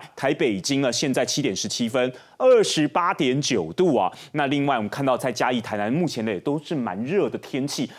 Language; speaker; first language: Chinese; native; Chinese